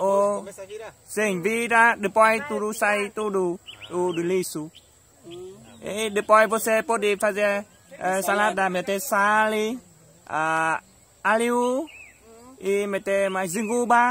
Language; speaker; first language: Portuguese; non-native, learner; Vietnamese